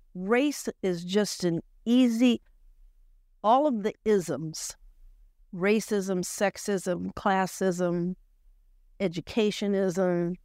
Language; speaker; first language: English; native; English